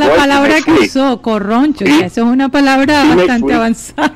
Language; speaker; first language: Spanish; native; Spanish